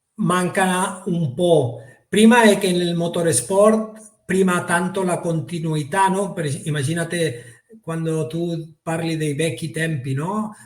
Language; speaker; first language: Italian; non-native, fluent; Spanish